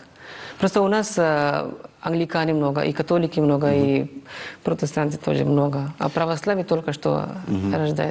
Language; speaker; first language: Russian; non-native, fluent; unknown